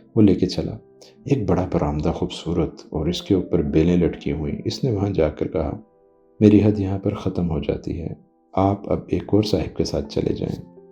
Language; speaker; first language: Urdu; non-native, local second language; Punjabi